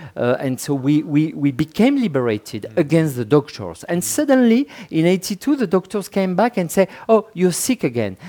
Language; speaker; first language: English; non-native, fluent; French